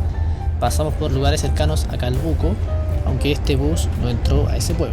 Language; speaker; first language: Spanish; native; Spanish